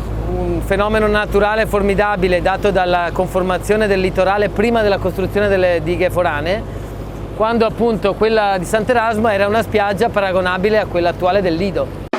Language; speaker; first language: Italian; native; Italian